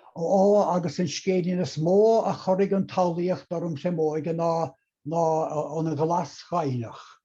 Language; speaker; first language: Irish; native; Irish